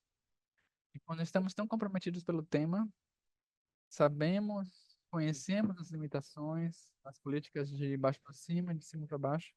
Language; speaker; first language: Portuguese; non-native, fluent; Spanish